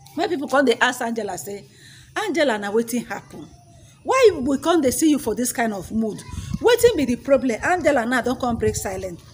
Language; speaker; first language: Nigerian Pidgin; native; Nigerian Pidgin